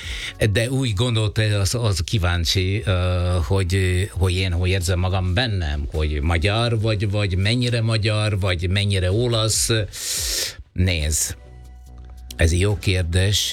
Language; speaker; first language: Hungarian; non-native, fluent; Italian